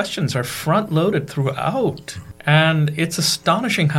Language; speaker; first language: English; non-native, local second language; Malayalam